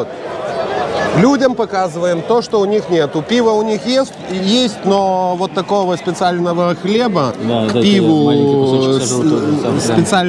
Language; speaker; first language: Russian; non-native, local second language; Lithuanian